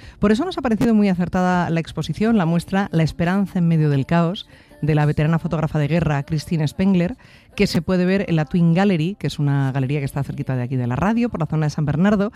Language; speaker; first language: Spanish; native; Spanish